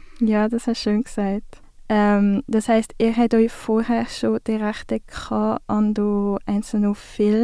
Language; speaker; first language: German; native; German